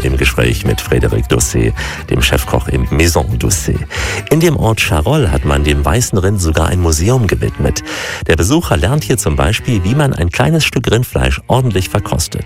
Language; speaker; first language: German; native; German